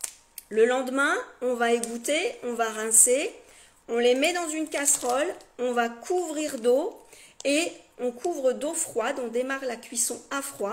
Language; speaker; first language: French; native; French